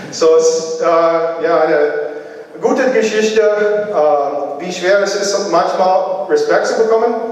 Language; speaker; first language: German; non-native, learner; English